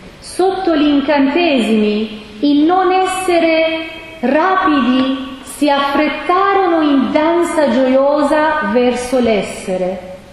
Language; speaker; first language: Italian; non-native, fluent; Persian